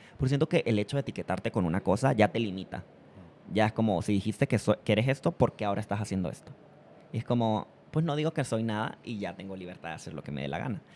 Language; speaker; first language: Spanish; native; Spanish